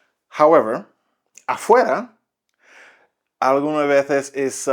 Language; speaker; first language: Spanish; non-native, learner; English